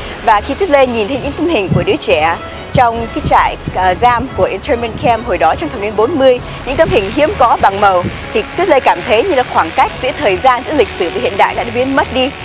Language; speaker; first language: Vietnamese; early bilingual, heritage; Vietnamese